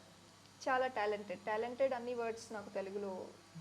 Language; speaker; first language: Telugu; non-native, learner; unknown